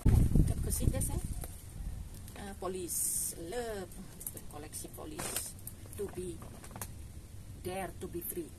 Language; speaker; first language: Dutch; non-native, learner; Indonesian